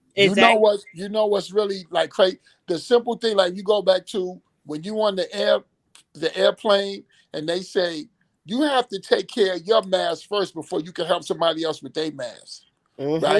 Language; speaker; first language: English; native; English